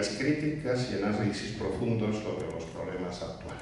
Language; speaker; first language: Spanish; native; Spanish